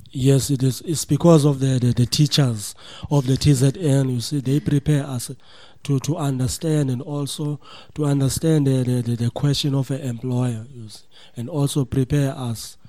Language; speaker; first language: English; non-native, local second language; Xhosa